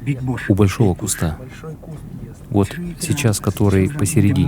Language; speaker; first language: Russian; native; Russian